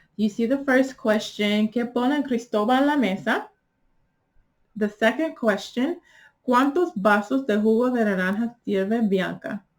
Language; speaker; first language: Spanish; early bilingual, heritage; Spanish